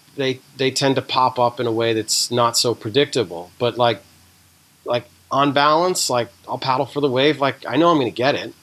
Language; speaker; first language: English; native; English